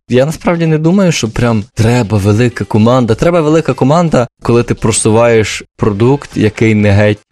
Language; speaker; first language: Ukrainian; native; Ukrainian